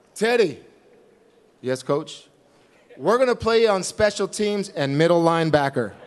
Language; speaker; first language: English; native; English